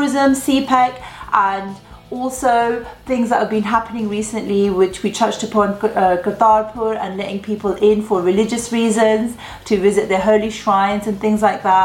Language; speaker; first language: English; early bilingual, other home language; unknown